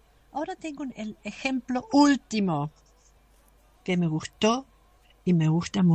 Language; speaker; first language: Spanish; non-native, fluent; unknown